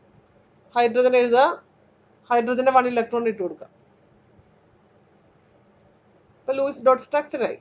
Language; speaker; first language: Malayalam; native; Malayalam